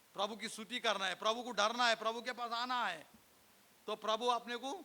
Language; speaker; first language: Hindi; non-native, local second language; Telugu